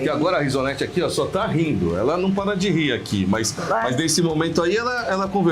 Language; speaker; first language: Portuguese; native; Portuguese